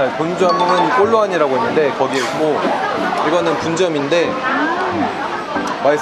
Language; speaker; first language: Korean; native; Korean